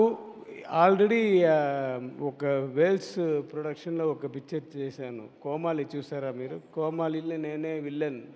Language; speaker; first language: Telugu; non-native, learner; Tamil